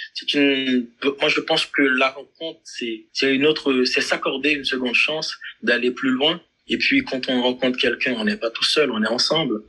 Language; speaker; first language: French; non-native, local second language; Haitian Creole